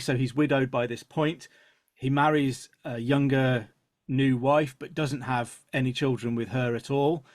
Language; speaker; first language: English; native; English